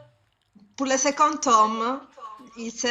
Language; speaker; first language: French; non-native, learner; Italian